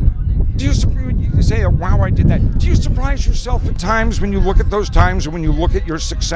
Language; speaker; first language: English; native; English